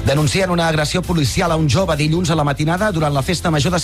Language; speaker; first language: Catalan; native; Catalan